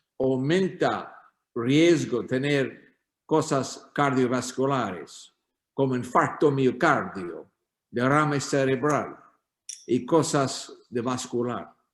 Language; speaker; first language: Spanish; non-native, learner; English